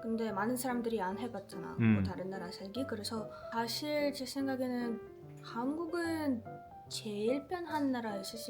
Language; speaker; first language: Korean; non-native, fluent; Russian